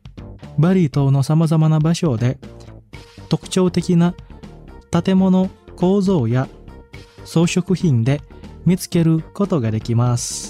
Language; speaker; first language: Japanese; non-native, fluent; Indonesian